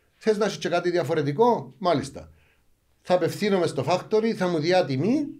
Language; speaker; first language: Greek; native; Greek